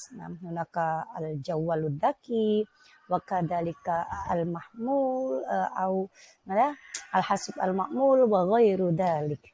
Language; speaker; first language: Arabic; non-native, fluent; Indonesian